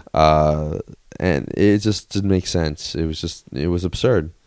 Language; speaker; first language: English; native; English